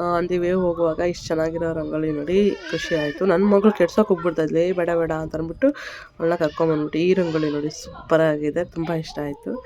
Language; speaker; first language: Kannada; native; Kannada